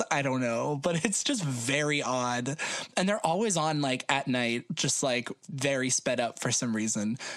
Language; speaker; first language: English; native; English